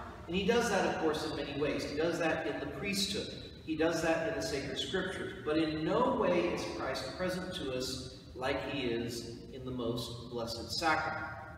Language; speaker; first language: English; native; English